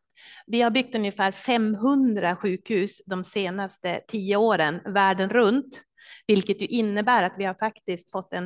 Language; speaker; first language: Swedish; native; Swedish